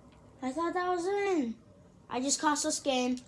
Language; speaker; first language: English; native; English